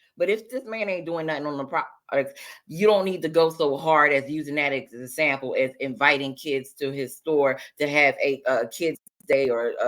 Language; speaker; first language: English; native; English